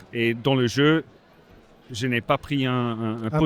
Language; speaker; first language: French; non-native, local second language; Dutch